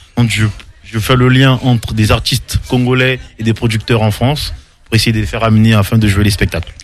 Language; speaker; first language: French; non-native, local second language; Lingala